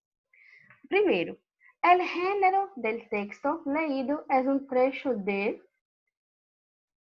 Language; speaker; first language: Spanish; non-native, fluent; Portuguese